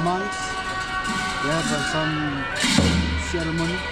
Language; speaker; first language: English; non-native, learner; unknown